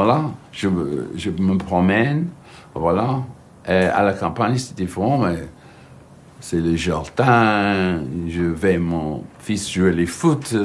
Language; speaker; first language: French; non-native, learner; English